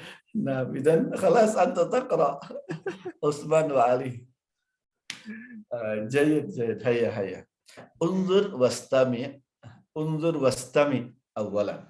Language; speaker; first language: Arabic; non-native, fluent; Indonesian